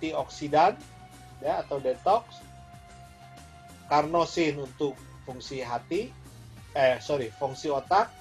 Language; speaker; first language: Indonesian; native; Indonesian